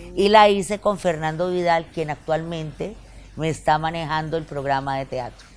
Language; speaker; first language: Spanish; native; Spanish